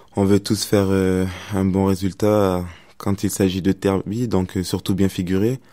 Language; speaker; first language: French; native; French